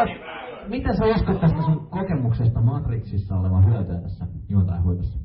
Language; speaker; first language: Finnish; native; Finnish